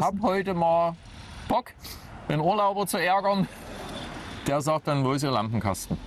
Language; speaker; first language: German; native; German